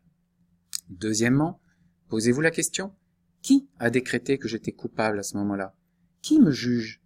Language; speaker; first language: French; native; French